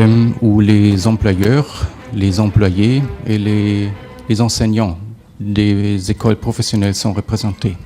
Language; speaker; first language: French; non-native, fluent; German